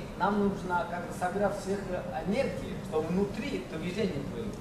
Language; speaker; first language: Russian; non-native, learner; Chinese